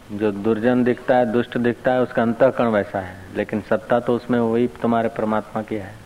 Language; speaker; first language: Hindi; non-native, local second language; Sindhi